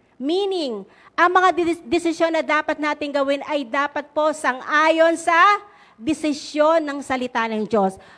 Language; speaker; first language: Filipino; native; Filipino